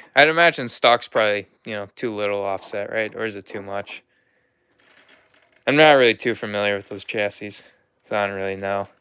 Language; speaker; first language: English; native; English